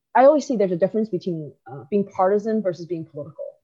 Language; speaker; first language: English; early bilingual, other home language; Chinese